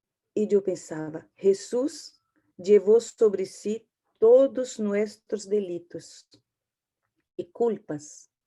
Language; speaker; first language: Portuguese; non-native, learner; Spanish